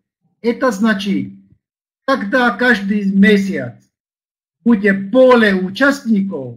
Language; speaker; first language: Russian; non-native, learner; Slovak